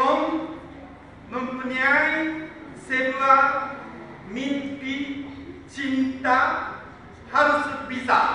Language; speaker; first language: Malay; non-native, learner; Japanese